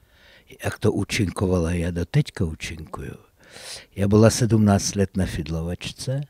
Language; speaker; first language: Czech; non-native, fluent; Russian